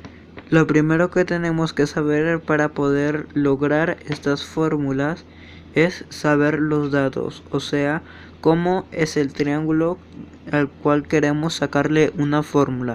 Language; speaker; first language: Spanish; native; Spanish